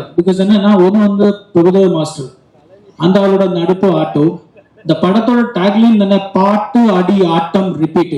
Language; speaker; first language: Tamil; non-native, learner; Malayalam